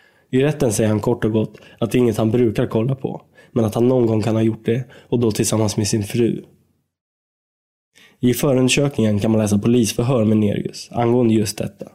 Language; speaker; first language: Swedish; native; Swedish